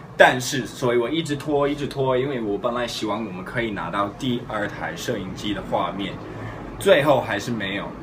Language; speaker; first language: Chinese; early bilingual, heritage; Chinese